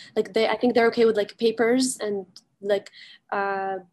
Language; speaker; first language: English; early bilingual, heritage; Arabic